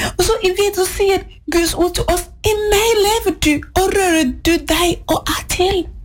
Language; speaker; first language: Norwegian; non-native, fluent; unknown